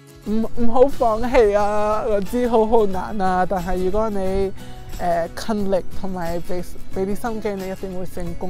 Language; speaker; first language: Cantonese; non-native, fluent; English